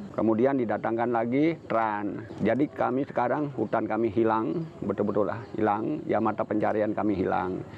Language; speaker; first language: Indonesian; native; Indonesian